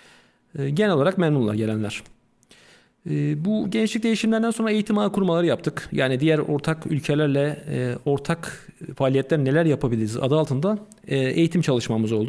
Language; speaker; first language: Turkish; native; Turkish